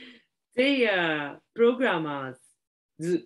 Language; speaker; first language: English; non-native, learner; Japanese